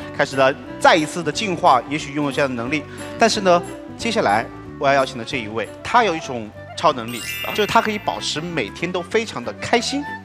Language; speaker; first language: Chinese; native; Chinese